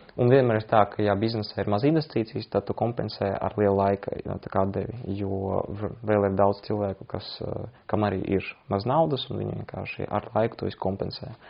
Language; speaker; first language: Latvian; non-native, local second language; Russian